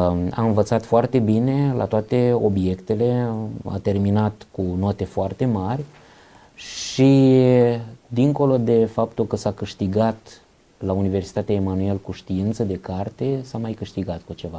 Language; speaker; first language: Romanian; native; Romanian